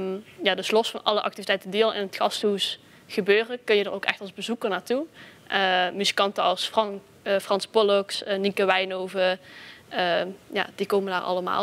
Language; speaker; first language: Dutch; native; Dutch